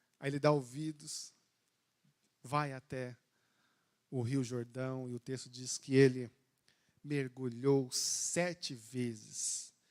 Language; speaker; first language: Portuguese; native; Portuguese